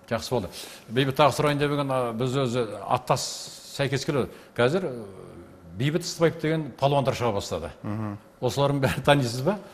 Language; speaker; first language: Kazakh; native; Kazakh